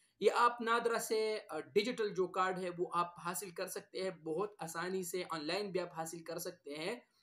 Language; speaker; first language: Urdu; non-native, local second language; Pashto